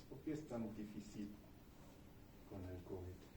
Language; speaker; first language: Spanish; non-native, fluent; German